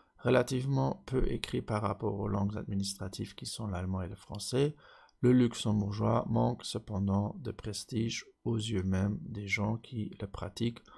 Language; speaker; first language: French; non-native, local second language; Luxembourgish